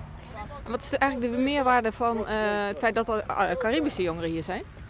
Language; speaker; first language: Dutch; native; Dutch